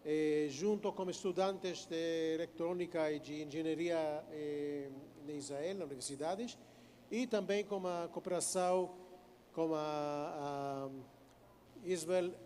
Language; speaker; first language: Portuguese; non-native, fluent; Hebrew